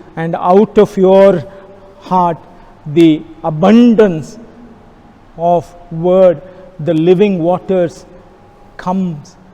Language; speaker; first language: English; non-native, local second language; Kannada